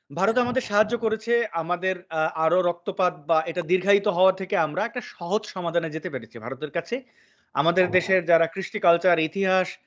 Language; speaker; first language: Bangla; native; Bangla